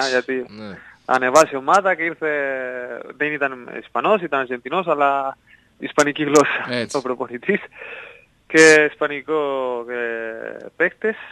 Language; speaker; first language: Greek; non-native, learner; Spanish